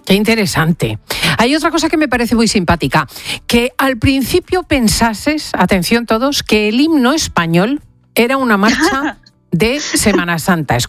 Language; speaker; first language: Spanish; native; Spanish